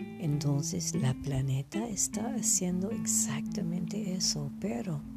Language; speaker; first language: Spanish; non-native, fluent; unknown